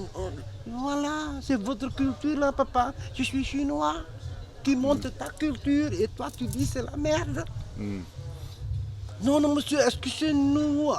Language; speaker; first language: French; non-native, learner; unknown